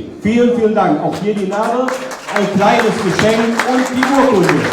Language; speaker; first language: German; native; German